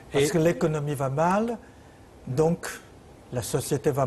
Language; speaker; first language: French; non-native, fluent; Chinese